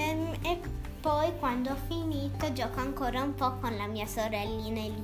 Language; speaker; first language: Italian; early bilingual, heritage; Italian